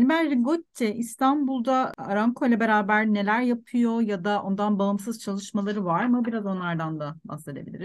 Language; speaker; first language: Turkish; native; Turkish